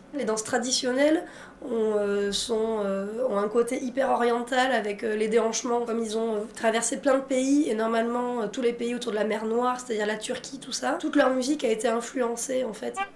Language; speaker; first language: French; native; French